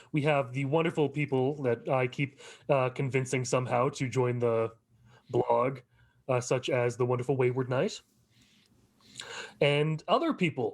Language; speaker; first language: English; native; English